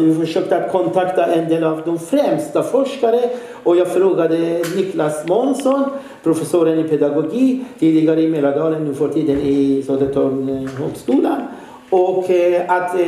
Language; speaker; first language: Swedish; non-native, fluent; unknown